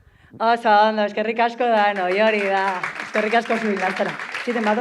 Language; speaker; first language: Basque; native; Basque